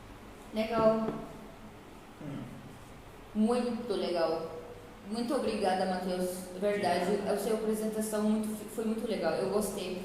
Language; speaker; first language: Portuguese; non-native, fluent; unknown